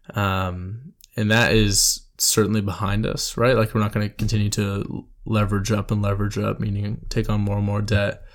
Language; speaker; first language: English; native; English